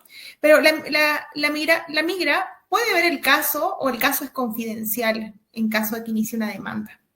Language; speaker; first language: Spanish; native; Spanish